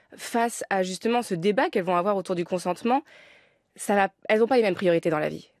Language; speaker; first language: French; native; French